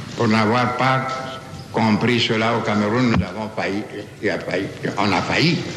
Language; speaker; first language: French; non-native, local second language; Baoulé